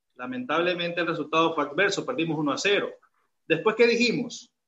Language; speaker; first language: Spanish; native; Spanish